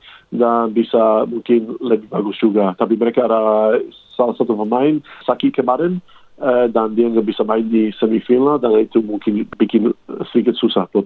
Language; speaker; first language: Indonesian; non-native, fluent; English